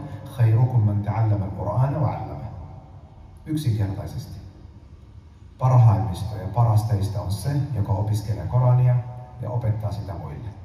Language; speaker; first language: Finnish; early bilingual, other home language; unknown